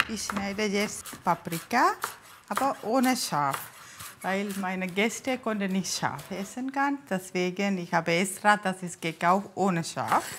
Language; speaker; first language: German; non-native, learner; Tamil